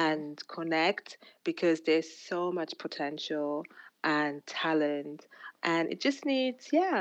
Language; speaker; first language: English; non-native, local second language; Ganda